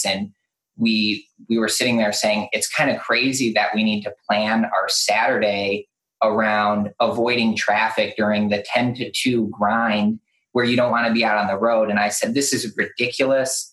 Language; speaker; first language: English; native; English